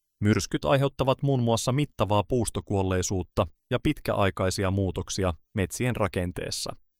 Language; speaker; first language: Finnish; native; Finnish